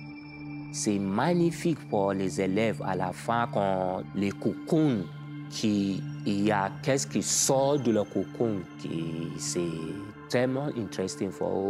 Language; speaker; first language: French; non-native, learner; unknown